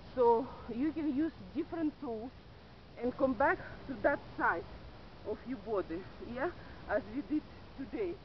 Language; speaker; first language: English; non-native, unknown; Russian